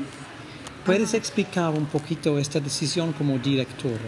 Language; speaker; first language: Spanish; non-native, fluent; English